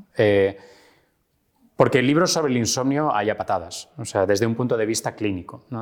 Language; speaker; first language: Spanish; native; Spanish